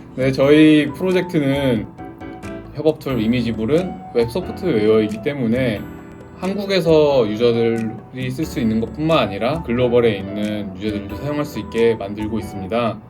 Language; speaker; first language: Korean; native; Korean